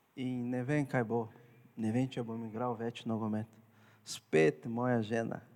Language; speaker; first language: Slovenian; non-native, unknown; Portuguese